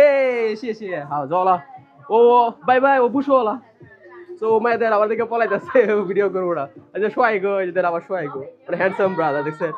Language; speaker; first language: Chinese; non-native, learner; Bangla